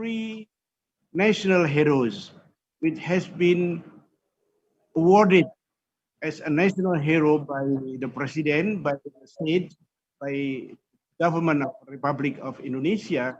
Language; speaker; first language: English; non-native, fluent; Indonesian